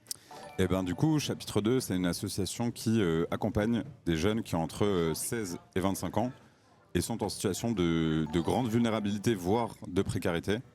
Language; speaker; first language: French; native; French